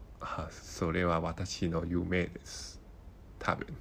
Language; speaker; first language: Japanese; non-native, learner; Cantonese